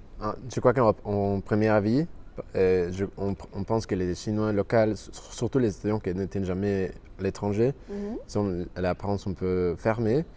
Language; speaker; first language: French; non-native, fluent; Spanish